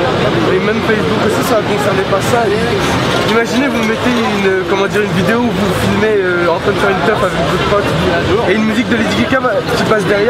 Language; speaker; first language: French; native; French